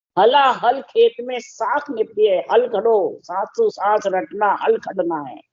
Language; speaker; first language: Hindi; native; Hindi